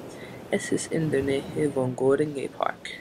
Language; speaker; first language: German; non-native, learner; English